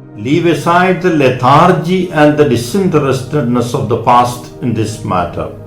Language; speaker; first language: English; non-native, local second language; Malayalam